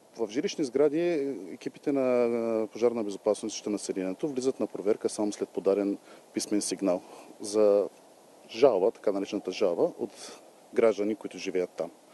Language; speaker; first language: Bulgarian; native; Bulgarian